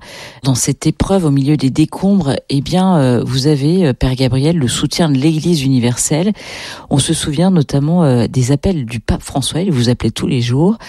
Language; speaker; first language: French; native; French